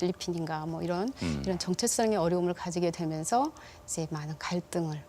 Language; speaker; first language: Korean; native; Korean